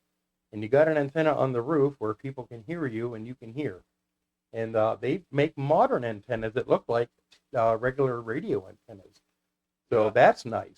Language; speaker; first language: English; native; English